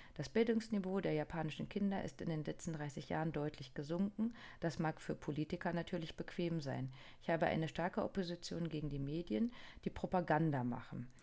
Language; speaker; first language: German; non-native, fluent; Japanese